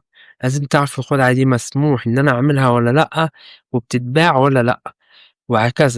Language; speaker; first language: Arabic; native; Arabic